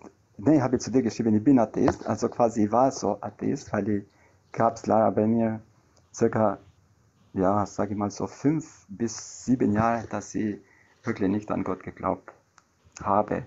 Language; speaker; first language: German; non-native, learner; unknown